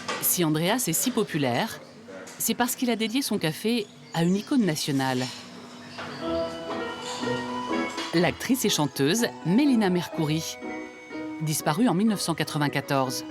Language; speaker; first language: French; native; French